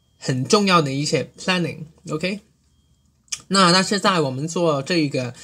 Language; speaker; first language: Chinese; non-native, local second language; Cantonese